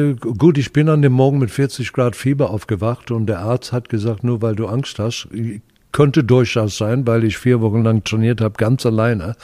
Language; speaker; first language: German; non-native, fluent; English